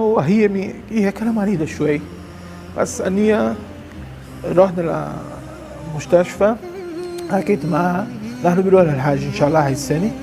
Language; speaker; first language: Arabic; non-native, learner; Portuguese